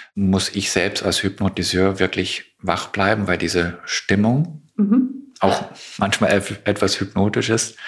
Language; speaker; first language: German; non-native, fluent; English